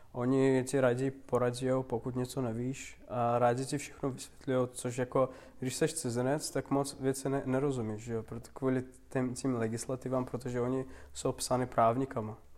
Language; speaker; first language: Czech; non-native, fluent; Turkmen